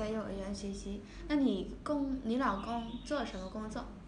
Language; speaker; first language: Chinese; non-native, fluent; Vietnamese